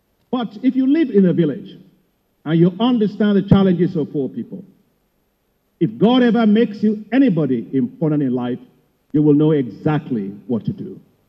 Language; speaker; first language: English; non-native, local second language; Yoruba